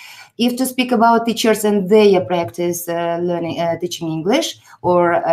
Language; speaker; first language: English; non-native, fluent; Uzbek